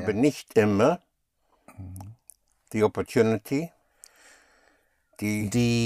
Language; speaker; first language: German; non-native, fluent; English